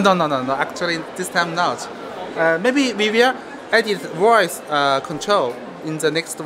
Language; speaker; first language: English; non-native, learner; Chinese